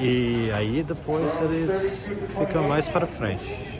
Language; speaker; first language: Portuguese; non-native, fluent; English